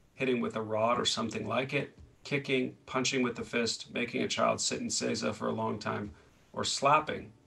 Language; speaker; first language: English; native; English